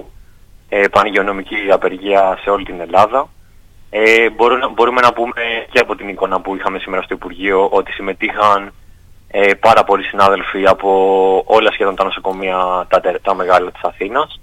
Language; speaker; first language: Greek; native; Greek